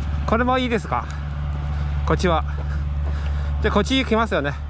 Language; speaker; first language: Japanese; non-native, learner; Chinese